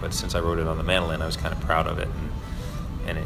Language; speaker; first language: English; native; English